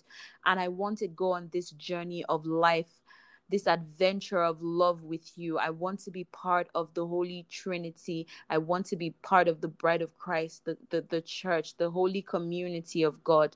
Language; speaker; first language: English; non-native, local second language; Igbo